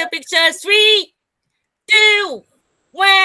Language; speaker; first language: English; non-native, learner; Japanese